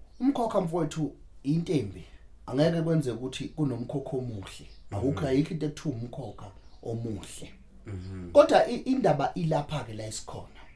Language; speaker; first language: Zulu; native; Zulu